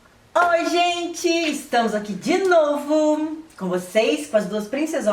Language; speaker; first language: Portuguese; native; Portuguese